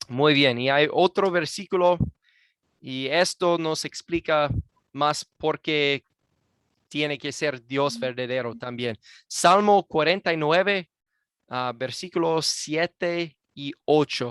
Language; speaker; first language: Spanish; non-native, fluent; English